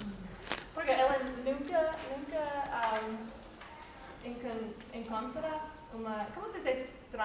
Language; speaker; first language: Portuguese; non-native, learner; English